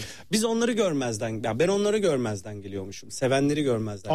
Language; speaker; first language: Turkish; native; Turkish